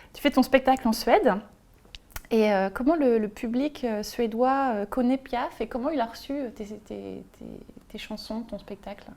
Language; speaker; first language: French; native; French